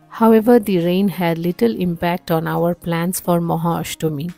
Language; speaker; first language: English; non-native, local second language; Bangla